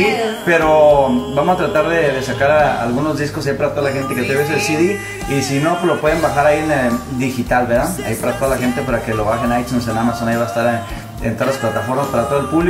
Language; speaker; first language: Spanish; native; Spanish